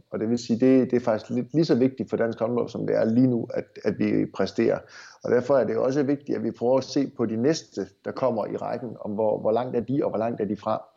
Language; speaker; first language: Danish; native; Danish